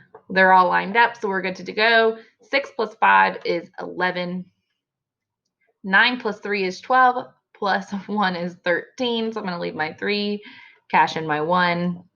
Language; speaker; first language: English; native; English